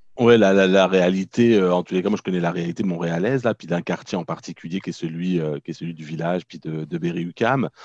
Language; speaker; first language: French; native; French